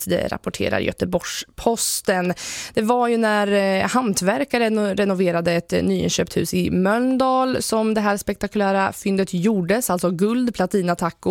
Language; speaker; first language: Swedish; native; Swedish